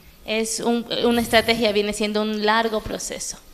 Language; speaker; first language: Spanish; native; Spanish